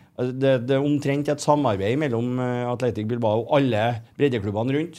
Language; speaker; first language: Norwegian; native; Norwegian